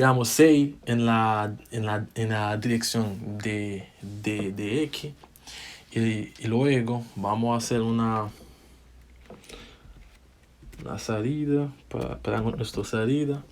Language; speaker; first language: Spanish; non-native, fluent; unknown